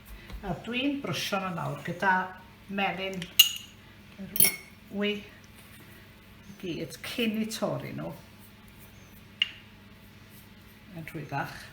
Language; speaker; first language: Welsh; native; Welsh